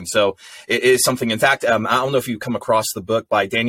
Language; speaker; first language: English; native; English